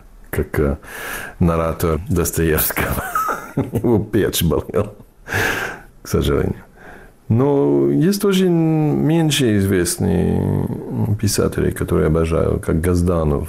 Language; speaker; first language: Russian; non-native, fluent; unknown